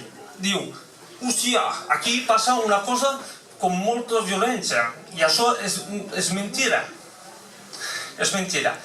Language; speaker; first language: Catalan; non-native, local second language; French